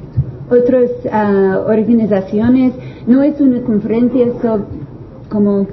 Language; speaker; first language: Spanish; non-native, learner; English